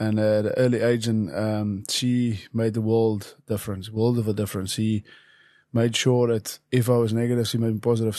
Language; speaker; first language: English; non-native, local second language; Afrikaans